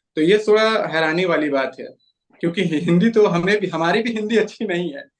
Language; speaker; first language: Hindi; native; Hindi